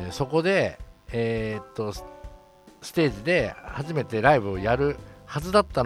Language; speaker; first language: Japanese; native; Japanese